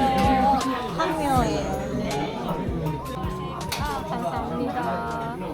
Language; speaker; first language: Korean; non-native, learner; Japanese